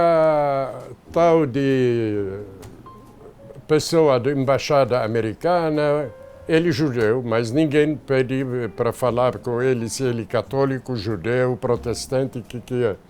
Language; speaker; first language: Portuguese; non-native, fluent; Arabic